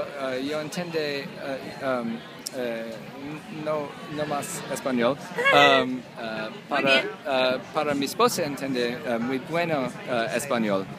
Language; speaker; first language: Spanish; non-native, learner; English